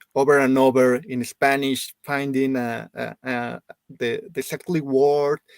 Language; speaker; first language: English; non-native, learner; Spanish